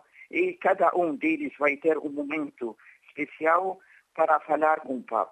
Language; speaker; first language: Portuguese; non-native, fluent; Arabic